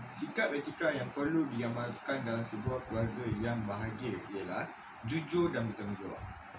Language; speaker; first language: Malay; non-native, local second language; Tamil